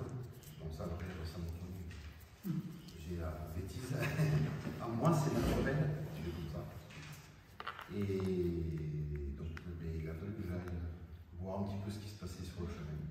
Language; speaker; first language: French; native; French